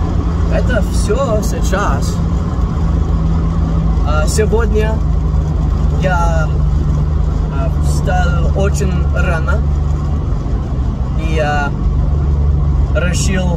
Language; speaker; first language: Russian; non-native, learner; English